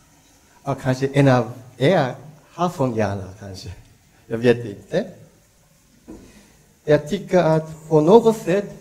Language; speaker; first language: Swedish; non-native, learner; Japanese